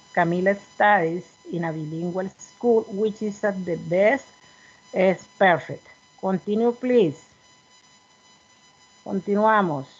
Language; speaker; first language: English; non-native, learner; Spanish